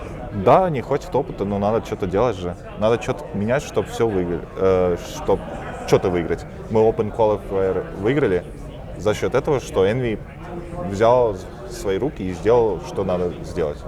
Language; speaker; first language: Russian; early bilingual, heritage; Russian